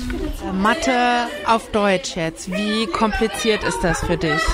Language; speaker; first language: German; native; German